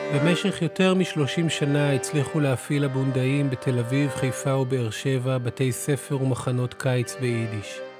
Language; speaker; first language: Hebrew; native; Hebrew